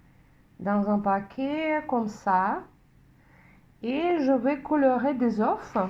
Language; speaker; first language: French; non-native, fluent; Russian